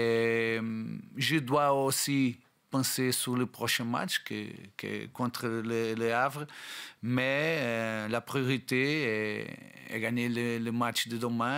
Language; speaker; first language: French; non-native, learner; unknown